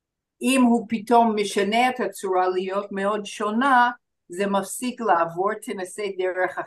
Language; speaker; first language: Hebrew; non-native, fluent; English